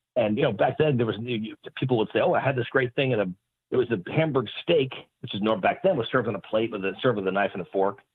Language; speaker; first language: English; native; English